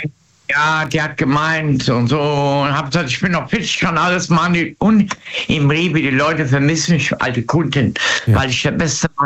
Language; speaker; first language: German; native; German